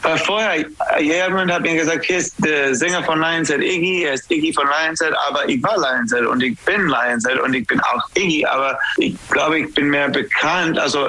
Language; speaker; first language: German; non-native, fluent; English